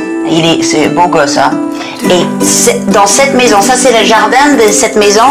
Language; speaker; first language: French; non-native, learner; English